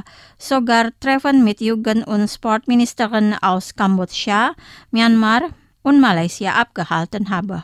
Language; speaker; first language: German; non-native, fluent; Indonesian